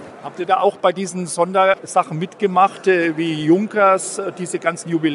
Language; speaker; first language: German; native; German